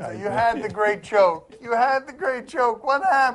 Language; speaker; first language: English; native; English